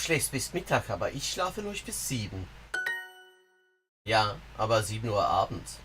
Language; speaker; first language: German; non-native, fluent; English